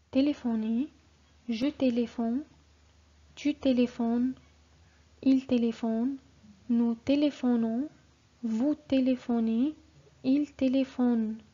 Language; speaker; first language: French; non-native, fluent; Arabic